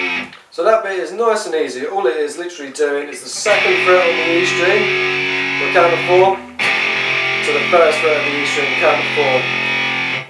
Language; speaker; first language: English; native; English